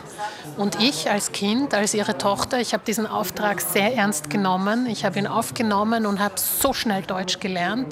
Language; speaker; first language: German; early bilingual, other home language; Slovak